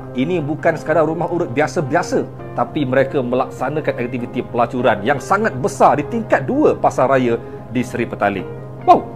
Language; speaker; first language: Malay; native; Malay